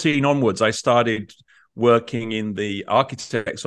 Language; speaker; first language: English; native; English